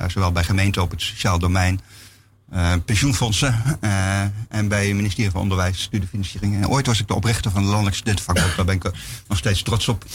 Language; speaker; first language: Dutch; native; Dutch